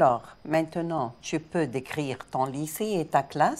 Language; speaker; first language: French; non-native, fluent; Arabic